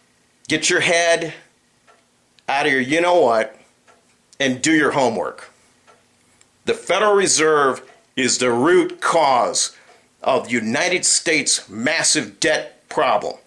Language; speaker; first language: English; native; English